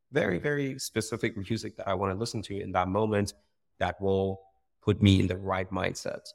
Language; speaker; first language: English; non-native, fluent; Persian